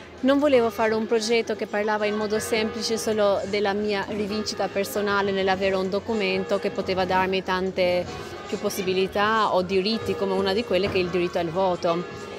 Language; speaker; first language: Italian; non-native, fluent; Albanian